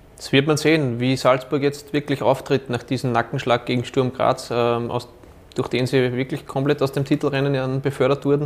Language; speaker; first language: German; native; German